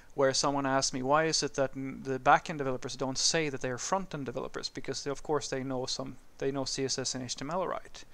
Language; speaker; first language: English; non-native, fluent; Swedish